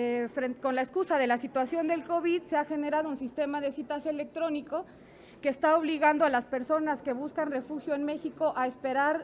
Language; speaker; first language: Spanish; native; Spanish